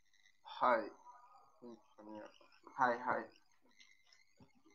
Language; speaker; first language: Japanese; non-native, learner; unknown